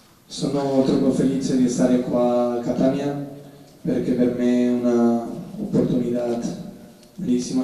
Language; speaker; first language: Italian; non-native, learner; Spanish